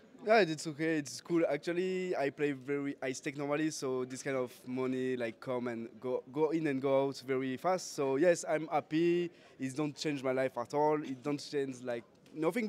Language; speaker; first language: English; non-native, learner; French